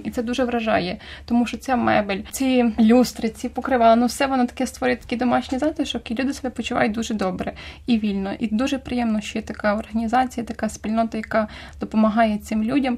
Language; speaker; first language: Ukrainian; native; Ukrainian